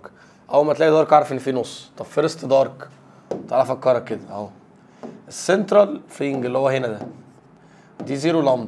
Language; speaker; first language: Arabic; native; Arabic